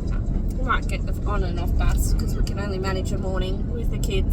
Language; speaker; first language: English; native; English